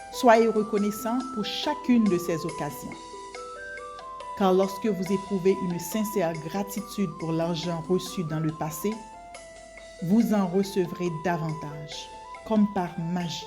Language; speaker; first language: French; native; French